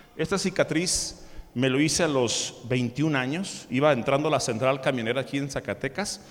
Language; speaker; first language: Spanish; early bilingual, other home language; English